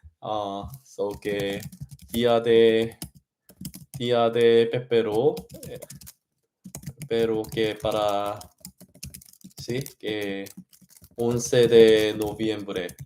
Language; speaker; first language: Spanish; non-native, learner; Korean